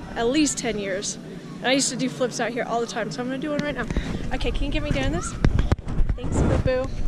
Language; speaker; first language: English; native; English